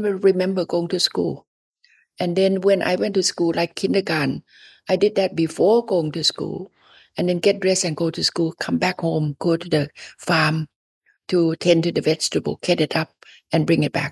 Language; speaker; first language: English; non-native, fluent; Thai